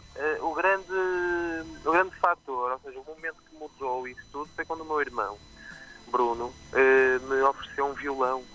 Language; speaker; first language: Portuguese; native; Portuguese